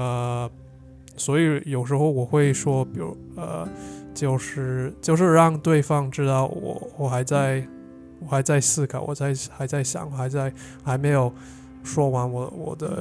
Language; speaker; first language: Chinese; non-native, fluent; English